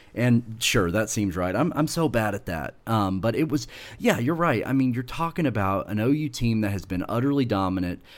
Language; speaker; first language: English; native; English